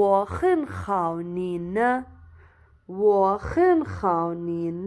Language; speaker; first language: Chinese; non-native, fluent; Arabic